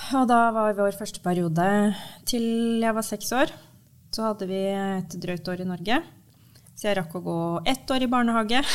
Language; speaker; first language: Norwegian; native; Norwegian